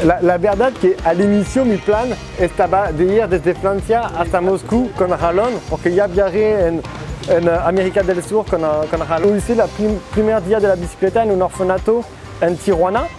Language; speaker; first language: Spanish; non-native, learner; French